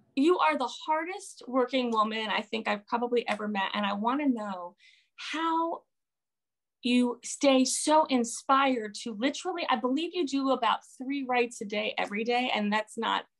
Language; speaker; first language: English; native; English